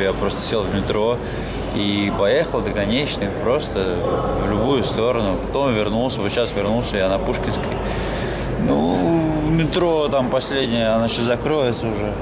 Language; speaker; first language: Russian; native; Russian